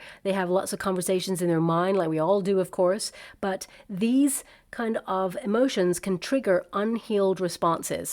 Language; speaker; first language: English; native; English